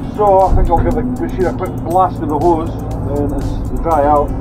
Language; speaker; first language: English; native; English